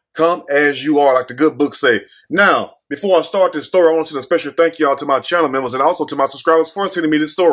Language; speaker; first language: English; native; English